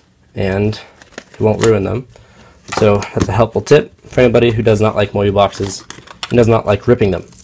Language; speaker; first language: English; native; English